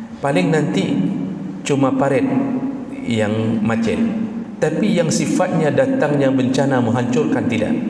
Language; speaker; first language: Malay; non-native, local second language; Achinese